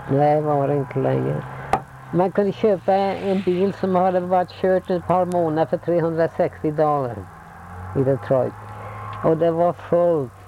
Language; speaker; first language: Swedish; native; Swedish